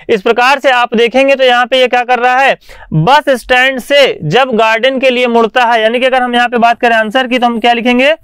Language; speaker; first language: Hindi; native; Hindi